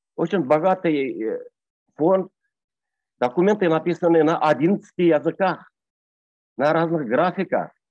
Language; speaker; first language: Russian; non-native, local second language; Bashkir